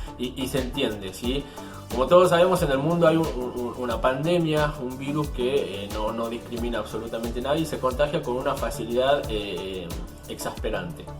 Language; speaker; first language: Spanish; native; Spanish